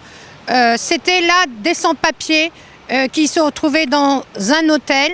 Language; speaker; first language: French; native; French